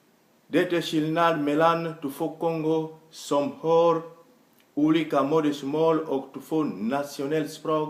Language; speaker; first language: Swedish; non-native, fluent; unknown